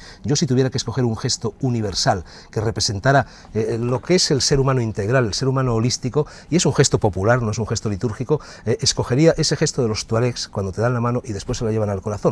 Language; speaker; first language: Spanish; native; Spanish